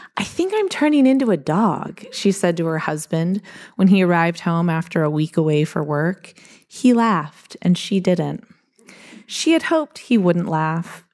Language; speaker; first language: English; native; English